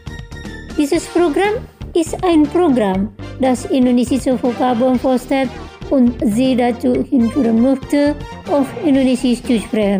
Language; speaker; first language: German; non-native, fluent; Indonesian